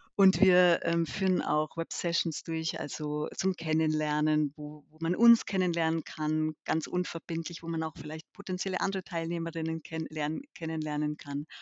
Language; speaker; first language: German; early bilingual, other home language; Albanian